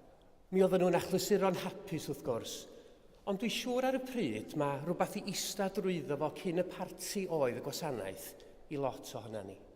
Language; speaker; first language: Welsh; native; Welsh